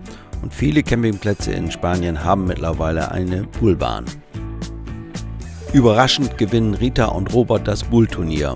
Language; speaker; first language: German; native; German